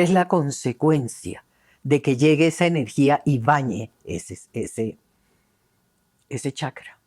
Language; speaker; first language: Spanish; native; Spanish